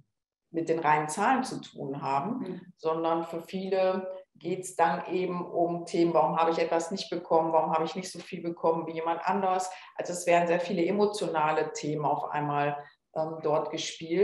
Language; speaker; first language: German; native; German